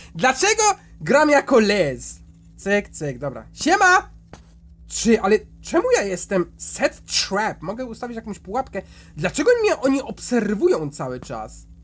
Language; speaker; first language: Polish; native; Polish